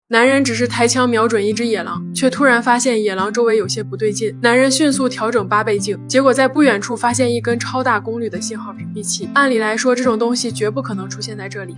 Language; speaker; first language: Chinese; native; Chinese